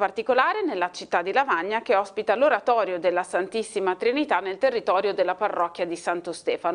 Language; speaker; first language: Italian; native; Italian